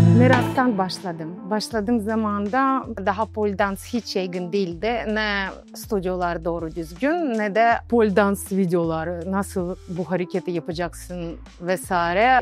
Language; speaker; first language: Turkish; non-native, fluent; Russian